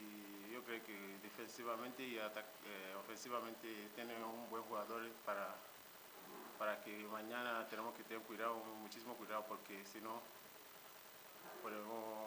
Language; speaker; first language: Spanish; non-native, learner; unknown